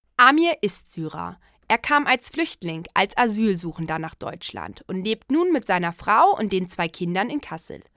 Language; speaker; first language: German; native; German